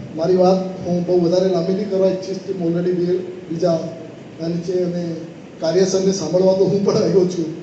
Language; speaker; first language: Gujarati; non-native, local second language; Marwari